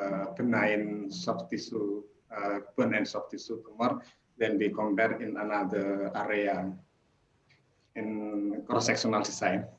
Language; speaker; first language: English; non-native, learner; Indonesian